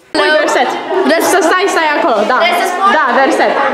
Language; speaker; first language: Romanian; early bilingual, heritage; Romanian